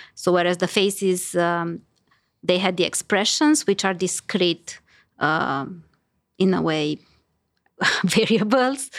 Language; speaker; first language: English; non-native, fluent; Romanian